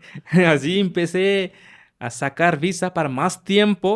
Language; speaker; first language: Spanish; non-native, learner; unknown